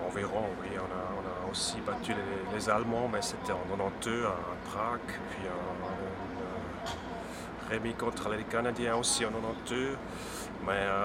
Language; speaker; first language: French; non-native, local second language; German